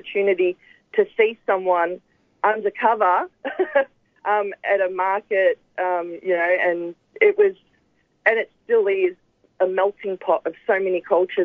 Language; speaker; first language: English; native; English